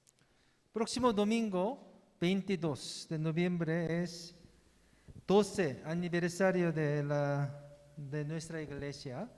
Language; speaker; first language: Spanish; non-native, learner; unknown